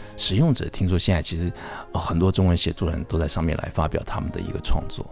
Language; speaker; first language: Chinese; native; Chinese